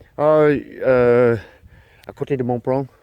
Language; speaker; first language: French; non-native, learner; English